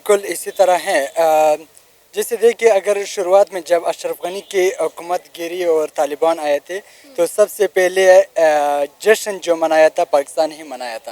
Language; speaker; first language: Hindi; non-native, local second language; Pashto